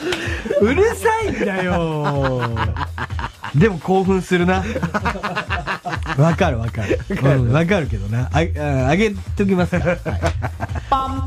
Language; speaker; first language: Japanese; native; Japanese